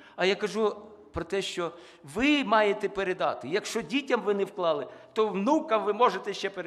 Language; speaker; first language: Ukrainian; non-native, local second language; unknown